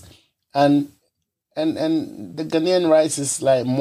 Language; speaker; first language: English; non-native, local second language; Ewe